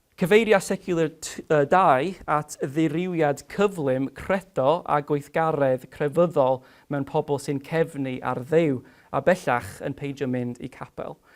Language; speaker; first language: Welsh; non-native, fluent; English